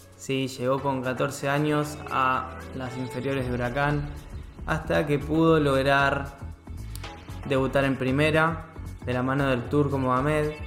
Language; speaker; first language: Spanish; native; Spanish